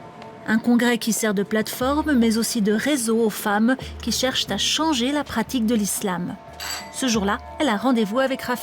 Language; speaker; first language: French; native; French